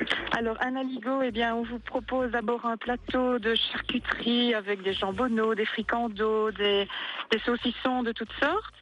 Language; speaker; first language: French; native; French